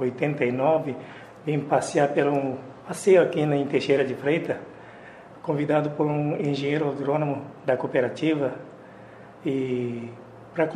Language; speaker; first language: Portuguese; non-native, fluent; Japanese